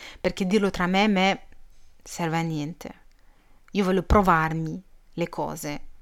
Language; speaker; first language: Italian; early bilingual, other home language; Arabic